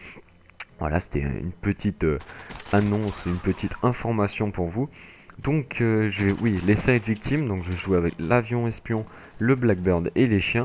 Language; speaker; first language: French; native; French